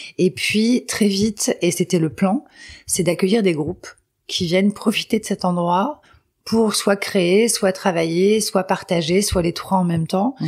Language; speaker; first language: French; non-native, local second language; Arabic